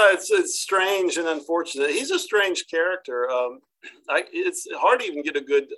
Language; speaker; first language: English; native; English